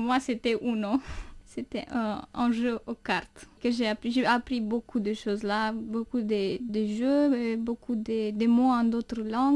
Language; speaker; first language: French; non-native, fluent; Romanian